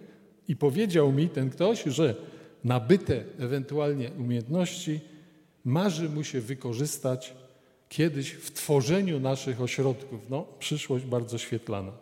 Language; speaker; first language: Polish; native; Polish